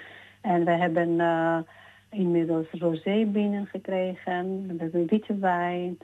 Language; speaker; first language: Dutch; non-native, fluent; Georgian